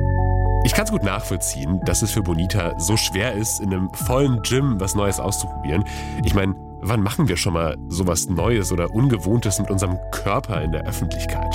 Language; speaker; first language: German; native; German